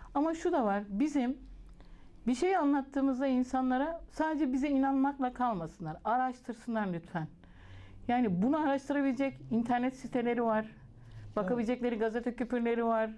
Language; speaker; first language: Turkish; native; Turkish